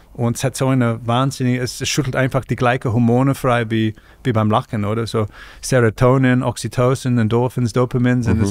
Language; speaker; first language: German; non-native, fluent; English